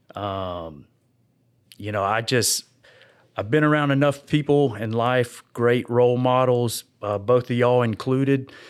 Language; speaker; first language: English; native; English